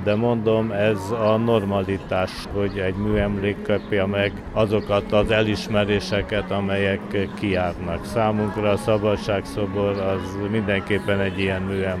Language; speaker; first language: Hungarian; native; Hungarian